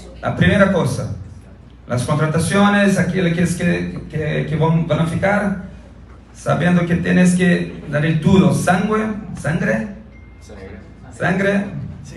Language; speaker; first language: Spanish; non-native, learner; Portuguese